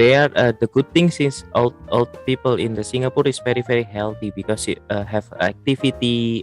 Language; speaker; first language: English; non-native, learner; Indonesian